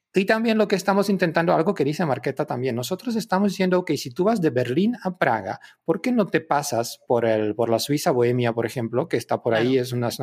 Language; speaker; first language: Spanish; non-native, fluent; Czech